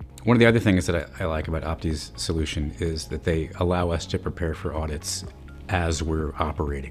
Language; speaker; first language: English; native; English